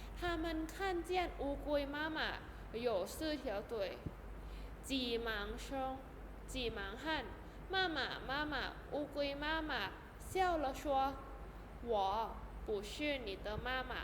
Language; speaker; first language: Chinese; non-native, fluent; Thai